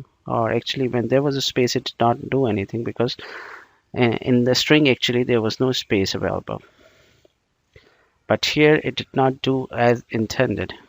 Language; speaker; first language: English; non-native, local second language; Bangla